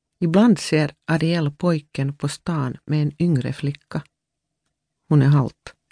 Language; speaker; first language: Swedish; native; Swedish